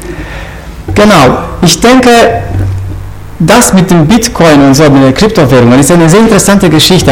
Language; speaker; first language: German; non-native, fluent; Romanian